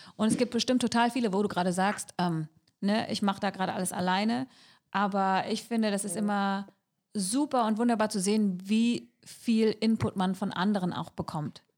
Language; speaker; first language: German; native; German